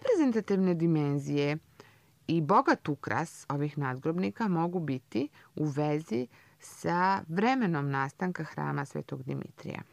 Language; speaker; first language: Croatian; native; Croatian